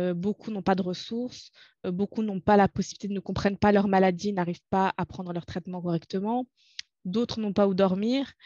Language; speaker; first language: French; non-native, local second language; Arabic